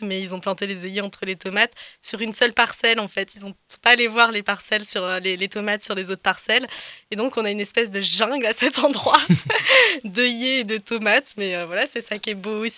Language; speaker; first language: French; native; French